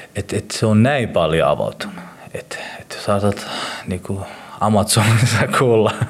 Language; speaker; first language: Finnish; early bilingual, other home language; Somali